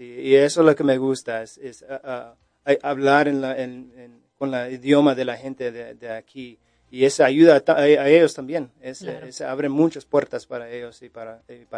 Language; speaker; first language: Spanish; early bilingual, heritage; Spanish